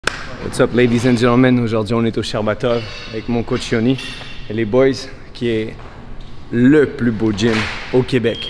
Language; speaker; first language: French; native; French